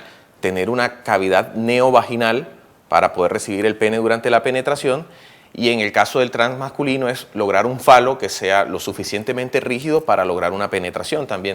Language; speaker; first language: Spanish; native; Spanish